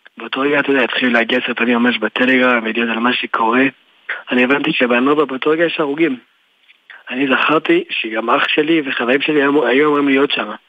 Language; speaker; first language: Hebrew; early bilingual, other home language; French